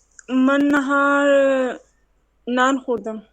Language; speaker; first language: Persian; non-native, learner; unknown